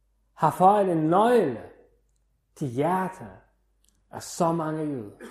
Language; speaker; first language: Danish; non-native, fluent; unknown